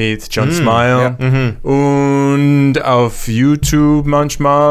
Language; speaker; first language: German; non-native, learner; English